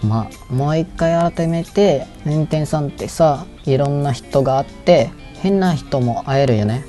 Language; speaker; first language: Japanese; non-native, fluent; Malay